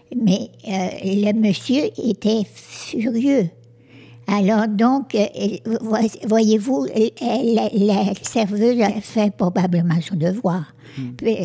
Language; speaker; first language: French; native; French